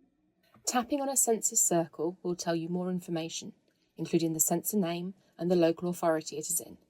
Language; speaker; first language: English; native; English